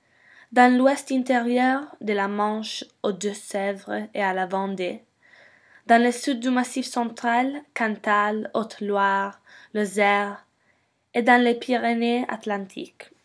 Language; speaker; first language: French; non-native, learner; English